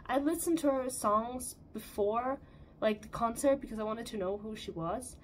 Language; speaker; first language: English; non-native, fluent; German